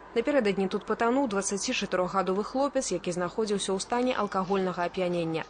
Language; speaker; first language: Belarusian; native; Belarusian